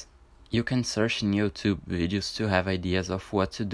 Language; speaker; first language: English; non-native, learner; Portuguese